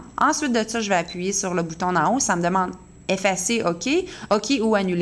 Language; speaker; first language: French; native; French